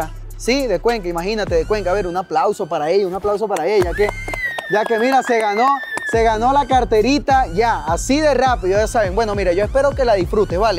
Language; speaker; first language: Spanish; native; Spanish